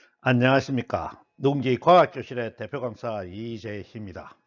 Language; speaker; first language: Korean; native; Korean